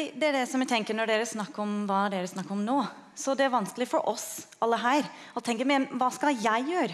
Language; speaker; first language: Norwegian; non-native, fluent; English